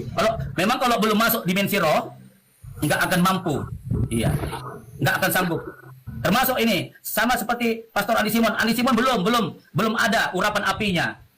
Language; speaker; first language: Indonesian; non-native, local second language; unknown